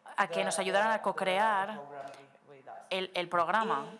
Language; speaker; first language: Spanish; non-native, fluent; Slovenian